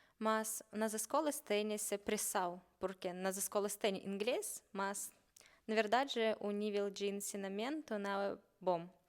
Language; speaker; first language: Portuguese; non-native, learner; Russian